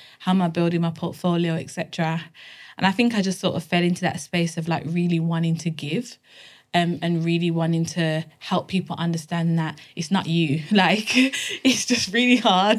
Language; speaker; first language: English; native; English